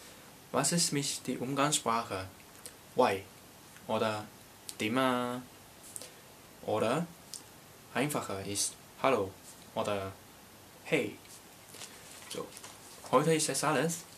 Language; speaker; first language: German; non-native, learner; Cantonese